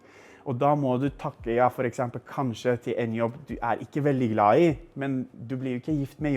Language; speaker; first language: Norwegian; non-native, fluent; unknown